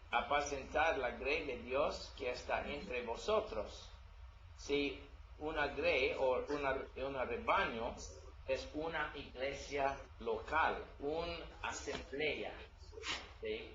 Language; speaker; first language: Spanish; non-native, learner; English